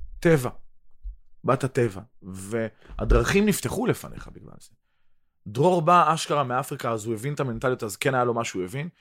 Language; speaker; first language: Hebrew; early bilingual, other home language; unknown